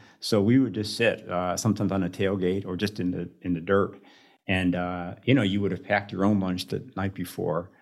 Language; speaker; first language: English; native; English